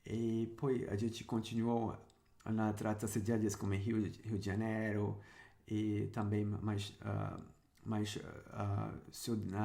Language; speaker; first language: Portuguese; non-native, fluent; Sinhala